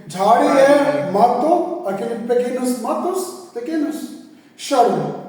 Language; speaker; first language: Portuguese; non-native, fluent; Hindi